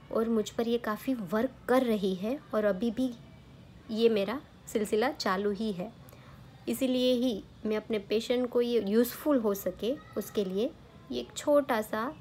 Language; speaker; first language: Hindi; non-native, local second language; Gujarati